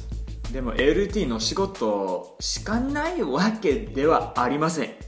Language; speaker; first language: Japanese; non-native, fluent; English